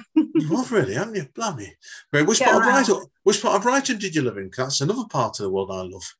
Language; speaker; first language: English; native; English